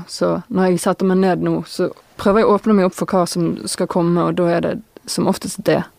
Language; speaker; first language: Norwegian; native; Norwegian